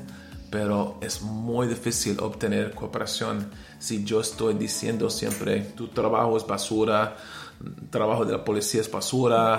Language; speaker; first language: Spanish; non-native, learner; English